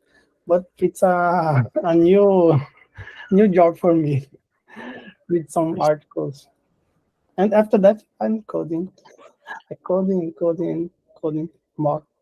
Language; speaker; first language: English; non-native, learner; Portuguese